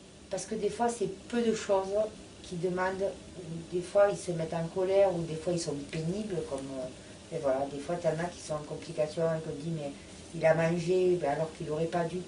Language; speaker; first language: French; native; French